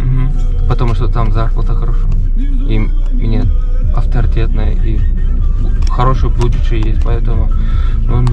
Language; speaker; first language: Russian; non-native, learner; Turkmen